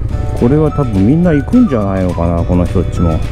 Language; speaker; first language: Japanese; native; Japanese